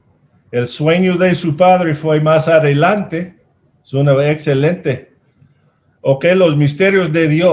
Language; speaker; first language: Spanish; non-native, fluent; English